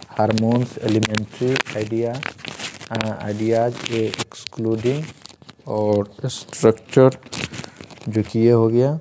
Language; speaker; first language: Hindi; native; Hindi